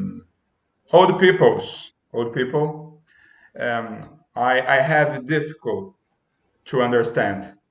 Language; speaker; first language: English; non-native, learner; Portuguese